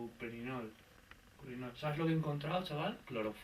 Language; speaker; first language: Spanish; native; Spanish